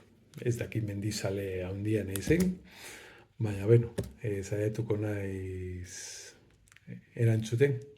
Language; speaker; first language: Basque; non-native, local second language; Spanish